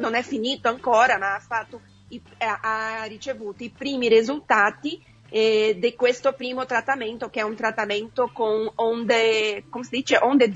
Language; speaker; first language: Italian; non-native, fluent; Portuguese